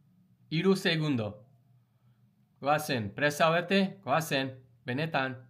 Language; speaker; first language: Basque; non-native, learner; English